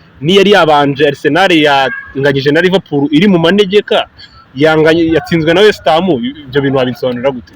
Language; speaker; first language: Kinyarwanda; native; Kinyarwanda